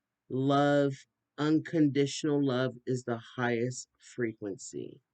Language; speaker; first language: English; native; English